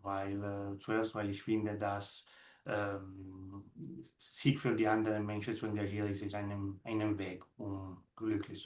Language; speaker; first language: German; non-native, fluent; Italian